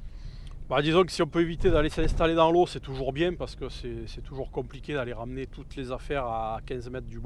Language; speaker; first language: French; native; French